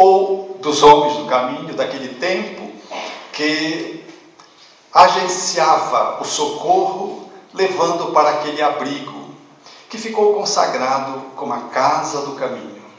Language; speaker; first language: Portuguese; native; Portuguese